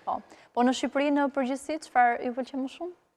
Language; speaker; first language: Albanian; native; Albanian